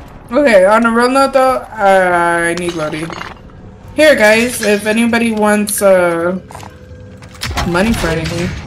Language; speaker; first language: English; early bilingual, other home language; Spanish